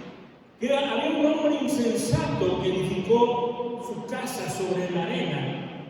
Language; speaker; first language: Spanish; native; Spanish